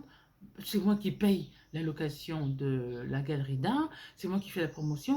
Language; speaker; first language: French; native; French